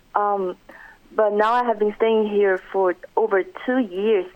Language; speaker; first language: English; non-native, fluent; Chinese